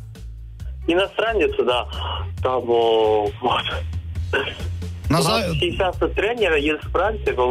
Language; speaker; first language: Russian; non-native, fluent; Chinese